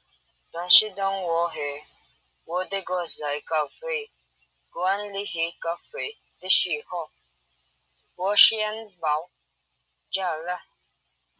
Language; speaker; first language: Chinese; non-native, learner; Filipino